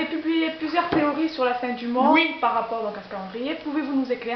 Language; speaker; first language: French; native; French